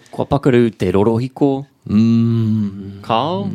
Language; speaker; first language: Māori; non-native, learner; English